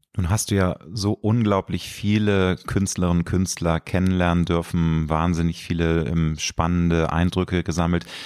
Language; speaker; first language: German; native; German